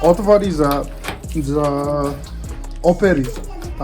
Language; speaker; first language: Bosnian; non-native, learner; English